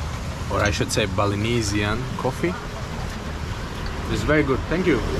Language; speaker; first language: English; non-native, fluent; Azerbaijani